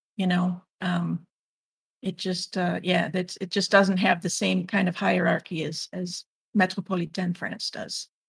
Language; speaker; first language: English; native; English